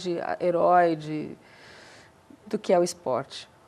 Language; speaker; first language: Portuguese; native; Portuguese